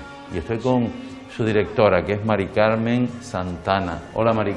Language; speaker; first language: Spanish; native; Spanish